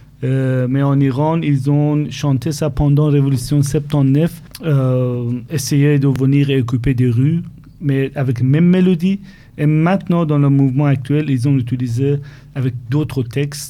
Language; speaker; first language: French; non-native, fluent; Persian